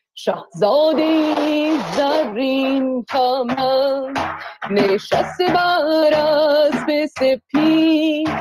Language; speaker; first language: Persian; native; Persian